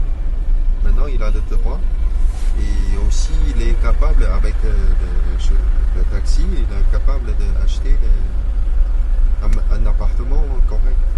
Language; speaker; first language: French; non-native, fluent; Chinese